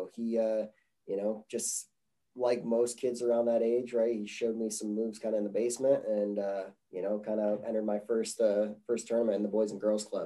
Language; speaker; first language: English; native; English